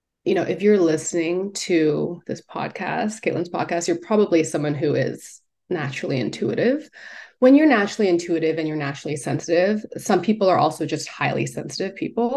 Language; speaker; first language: English; non-native, local second language; Cantonese